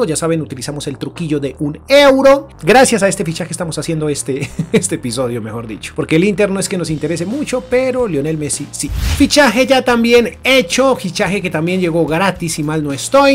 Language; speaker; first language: Spanish; native; Spanish